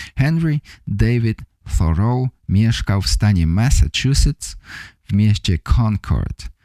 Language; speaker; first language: Polish; native; Polish